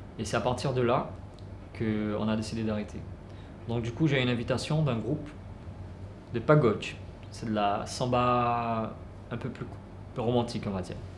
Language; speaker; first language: French; early bilingual, other home language; Portuguese